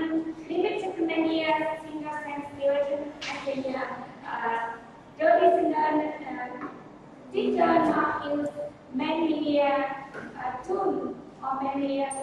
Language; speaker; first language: English; non-native, learner; Vietnamese